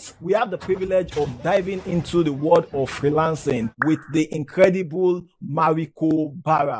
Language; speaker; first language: English; non-native, local second language; Yoruba